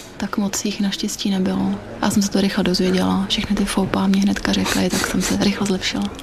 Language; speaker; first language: Czech; native; Czech